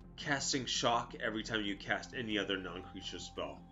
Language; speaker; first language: English; native; English